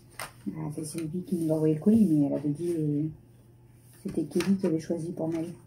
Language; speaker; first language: French; native; French